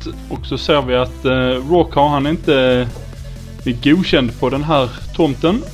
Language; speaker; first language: Swedish; native; Swedish